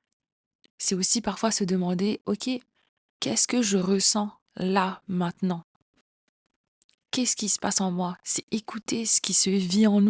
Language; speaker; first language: French; native; French